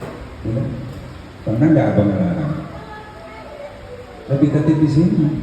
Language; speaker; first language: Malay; non-native, local second language; Javanese